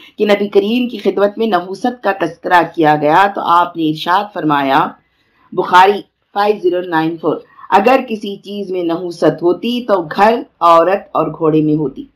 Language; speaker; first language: Urdu; native; Urdu